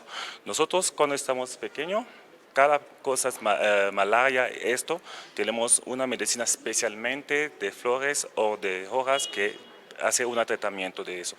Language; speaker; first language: Spanish; non-native, learner; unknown